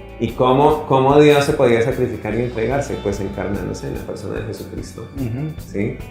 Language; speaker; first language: Spanish; native; Spanish